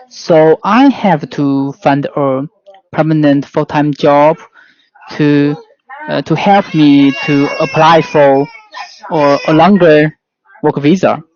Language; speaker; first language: English; non-native, learner; Chinese